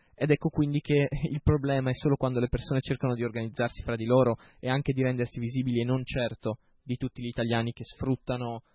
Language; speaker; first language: Italian; native; Italian